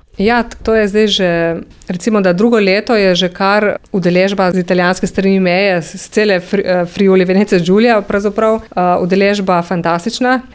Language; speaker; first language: Slovenian; native; Slovenian